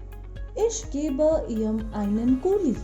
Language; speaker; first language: German; non-native, fluent; Hindi